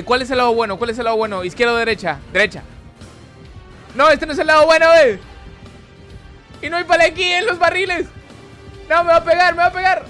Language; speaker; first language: Spanish; native; Spanish